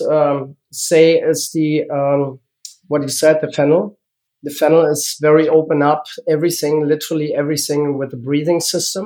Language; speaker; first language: English; non-native, learner; German